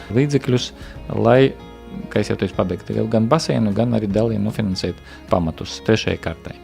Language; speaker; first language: Latvian; non-native, local second language; Russian